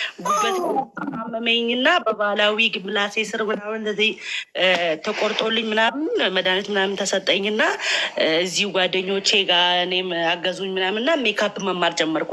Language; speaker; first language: Amharic; native; Amharic